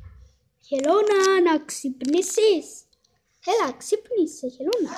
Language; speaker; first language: Greek; early bilingual, heritage; Greek